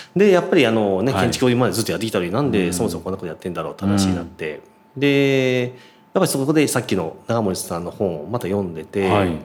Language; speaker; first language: Japanese; native; Japanese